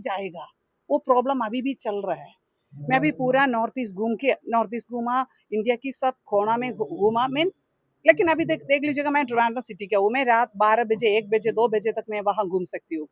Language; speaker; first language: Hindi; non-native, local second language; Malayalam